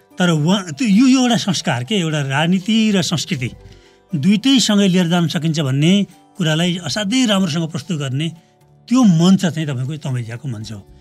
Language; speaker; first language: Nepali; native; Nepali